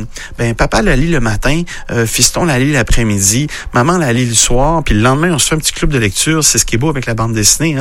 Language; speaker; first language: French; native; French